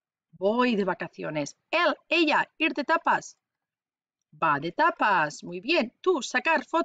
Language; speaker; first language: Spanish; non-native, fluent; English